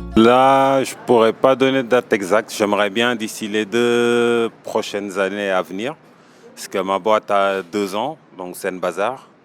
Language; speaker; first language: French; non-native, local second language; Wolof